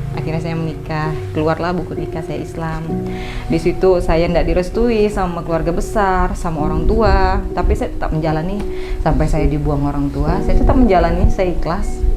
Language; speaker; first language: Indonesian; native; Indonesian